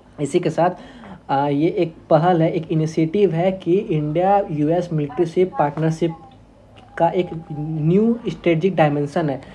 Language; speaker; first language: Hindi; native; Hindi